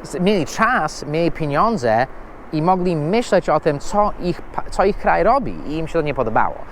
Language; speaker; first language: Polish; non-native, fluent; English